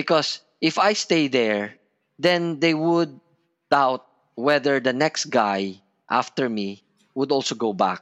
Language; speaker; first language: English; non-native, local second language; Filipino